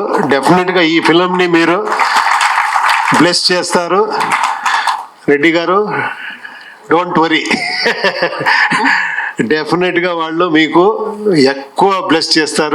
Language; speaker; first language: Telugu; non-native, local second language; Kannada